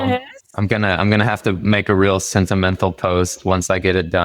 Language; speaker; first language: English; native; English